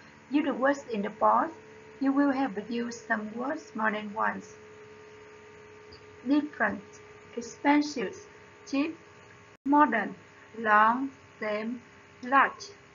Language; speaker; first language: English; non-native, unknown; Vietnamese